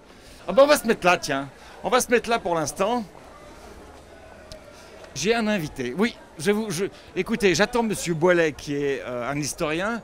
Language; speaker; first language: French; native; French